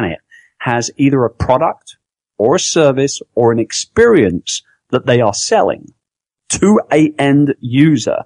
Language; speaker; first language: English; native; English